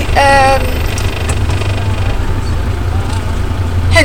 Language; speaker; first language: Icelandic; non-native, learner; English